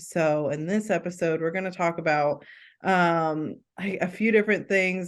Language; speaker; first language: English; native; English